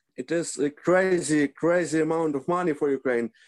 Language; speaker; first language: English; non-native, learner; Ukrainian